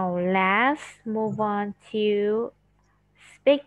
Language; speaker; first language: English; non-native, fluent; Vietnamese